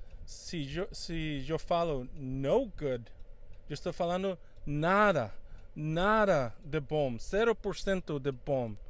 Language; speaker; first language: Portuguese; non-native, fluent; Spanish